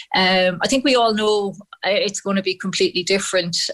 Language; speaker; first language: English; native; English